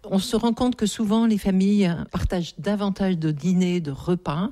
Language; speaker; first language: French; native; French